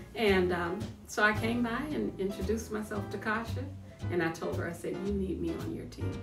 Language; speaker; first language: English; native; English